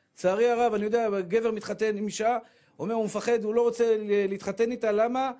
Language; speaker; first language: Hebrew; native; Hebrew